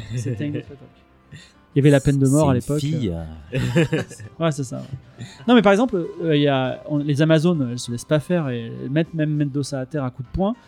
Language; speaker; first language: French; native; French